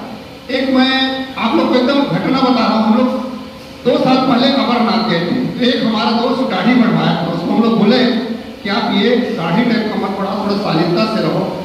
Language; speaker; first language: Hindi; native; Hindi